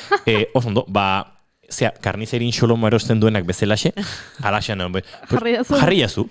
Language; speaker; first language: Basque; native; Basque